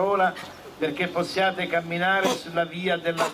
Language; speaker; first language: Italian; native; Italian